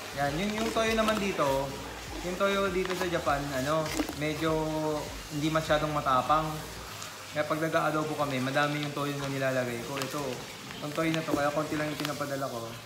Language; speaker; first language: Filipino; native; Filipino